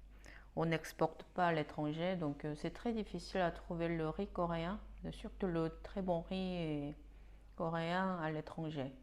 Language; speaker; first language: French; non-native, fluent; Korean